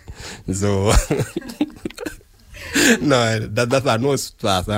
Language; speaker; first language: German; non-native, learner; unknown